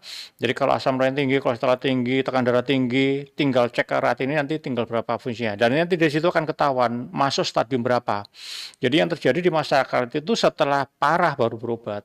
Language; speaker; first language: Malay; non-native, local second language; Javanese